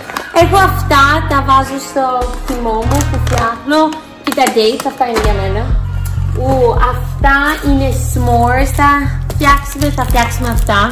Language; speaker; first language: Greek; early bilingual, heritage; English